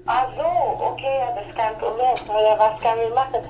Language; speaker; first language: German; non-native, learner; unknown